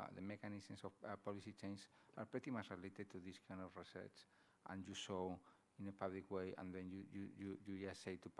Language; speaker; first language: English; non-native, fluent; Spanish